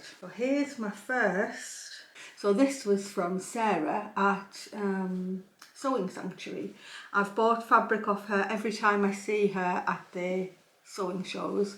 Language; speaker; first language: English; native; English